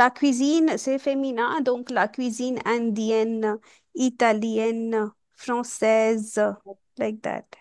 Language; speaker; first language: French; non-native, fluent; Hindi